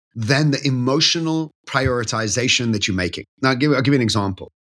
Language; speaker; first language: English; native; English